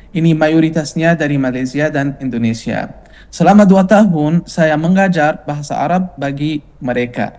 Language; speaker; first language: Indonesian; non-native, fluent; Arabic